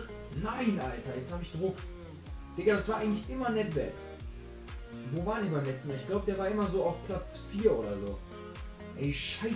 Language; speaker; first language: German; native; German